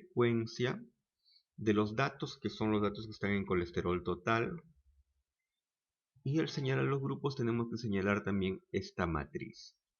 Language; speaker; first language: Spanish; native; Spanish